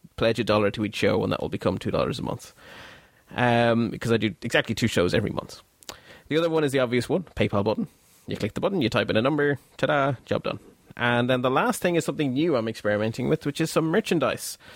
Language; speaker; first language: English; non-native, fluent; Dutch